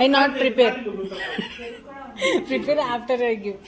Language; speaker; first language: English; non-native, learner; Kannada